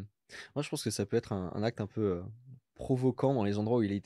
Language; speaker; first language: French; native; French